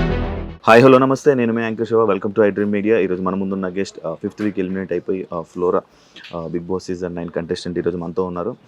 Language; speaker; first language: Telugu; native; Telugu